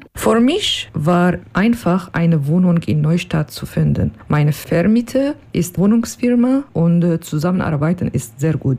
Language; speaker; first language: German; non-native, learner; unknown